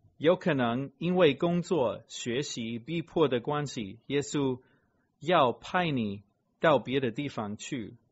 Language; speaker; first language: Chinese; non-native, fluent; English